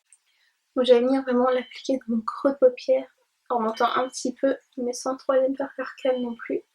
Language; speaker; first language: French; native; French